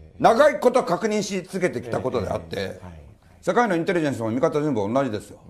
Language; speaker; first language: Japanese; native; Japanese